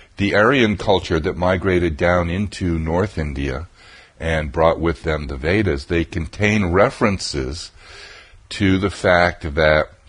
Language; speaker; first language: English; native; English